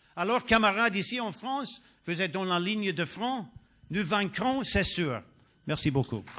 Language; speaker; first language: French; non-native, learner; English